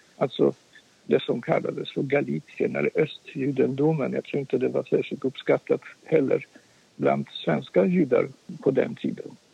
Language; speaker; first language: Swedish; non-native, fluent; Polish